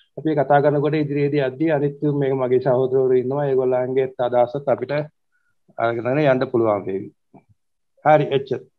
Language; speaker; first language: Sinhala; non-native, local second language; Tamil